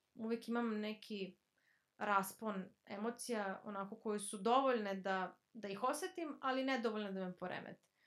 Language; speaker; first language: Croatian; early bilingual, heritage; Serbian